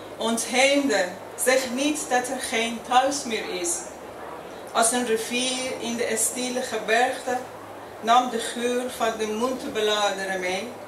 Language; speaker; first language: Dutch; non-native, fluent; Persian